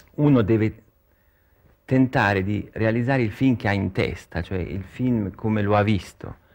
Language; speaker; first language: Italian; native; Italian